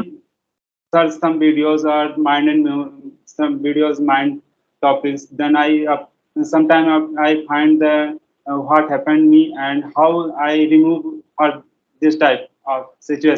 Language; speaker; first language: English; non-native, learner; Hindi